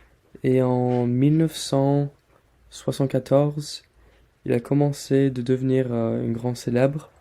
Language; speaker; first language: French; non-native, learner; English